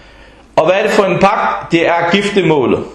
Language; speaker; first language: Danish; early bilingual, other home language; Arabic